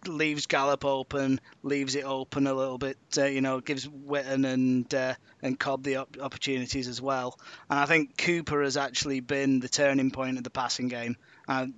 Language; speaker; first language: English; native; English